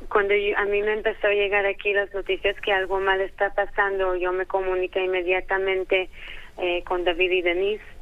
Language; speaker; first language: Spanish; early bilingual, heritage; Hebrew